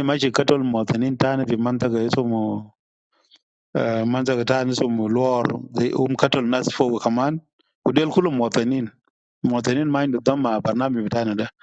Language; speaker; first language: Arabic; non-native, local second language; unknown